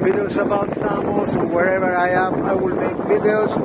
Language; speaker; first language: English; non-native, learner; Greek